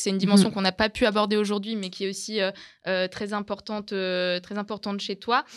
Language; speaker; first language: French; native; French